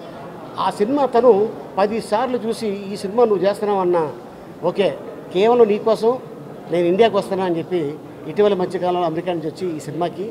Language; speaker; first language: Telugu; native; Telugu